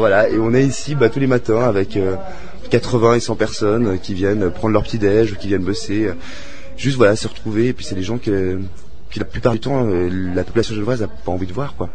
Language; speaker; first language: French; native; French